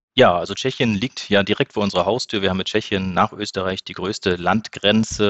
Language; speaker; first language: German; native; German